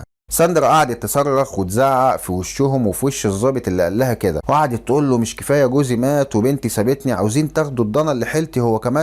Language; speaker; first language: Arabic; native; Arabic